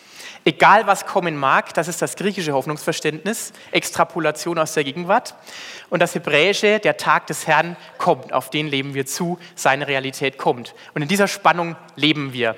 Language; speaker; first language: German; native; German